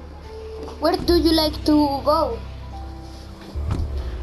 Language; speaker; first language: English; non-native, learner; Spanish